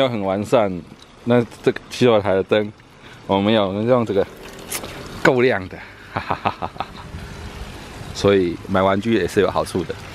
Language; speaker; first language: Chinese; native; Chinese